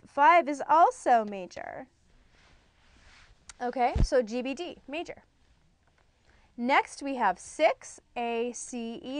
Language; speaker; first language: English; native; English